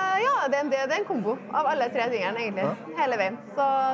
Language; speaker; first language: Norwegian; native; Norwegian